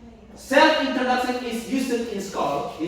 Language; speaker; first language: English; non-native, learner; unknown